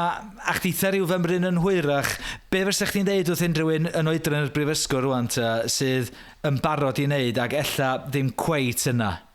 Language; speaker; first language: Welsh; native; Welsh